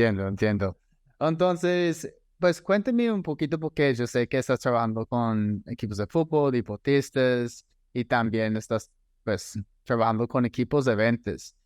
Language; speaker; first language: Spanish; non-native, fluent; English